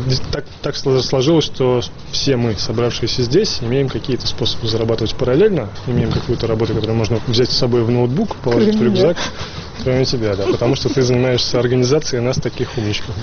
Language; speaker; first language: Russian; native; Russian